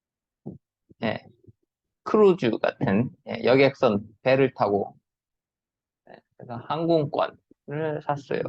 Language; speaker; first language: Korean; native; Korean